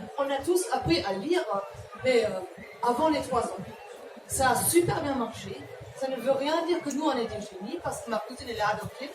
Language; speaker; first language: French; non-native, fluent; German